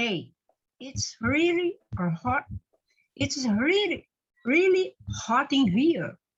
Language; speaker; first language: English; non-native, learner; Portuguese